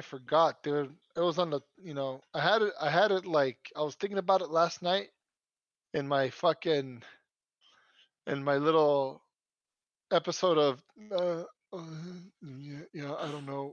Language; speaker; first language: English; early bilingual, other home language; Spanish